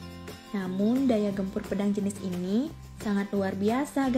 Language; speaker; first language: Indonesian; native; Indonesian